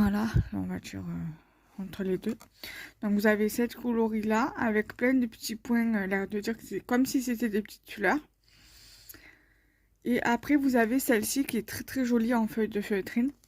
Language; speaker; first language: French; native; French